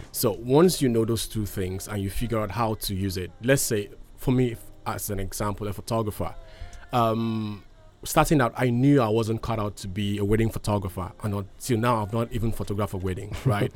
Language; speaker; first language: English; non-native, local second language; Ibibio